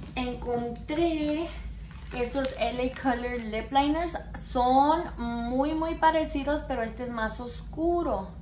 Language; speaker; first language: Spanish; early bilingual, heritage; Spanish